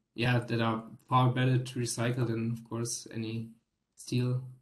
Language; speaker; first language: English; non-native, fluent; German